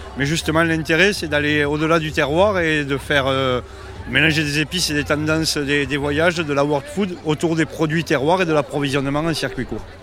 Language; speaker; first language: French; native; French